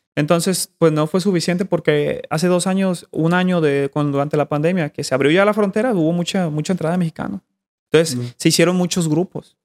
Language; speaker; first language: Spanish; native; Spanish